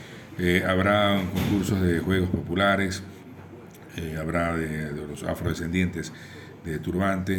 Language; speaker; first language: Spanish; native; Spanish